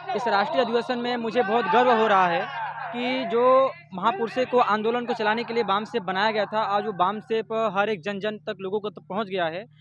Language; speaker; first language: Hindi; native; Hindi